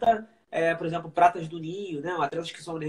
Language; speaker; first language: Portuguese; native; Portuguese